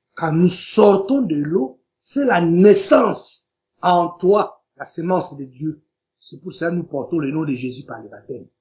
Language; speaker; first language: French; non-native, local second language; Lingala